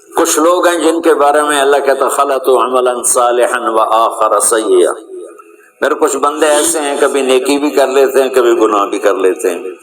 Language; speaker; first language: Urdu; non-native, local second language; Punjabi